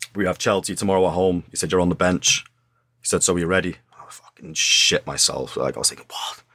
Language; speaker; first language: English; native; English